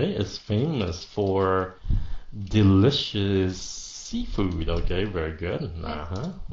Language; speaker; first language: English; non-native, fluent; Vietnamese